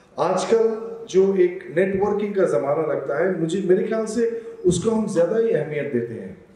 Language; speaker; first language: Hindi; non-native, local second language; Assamese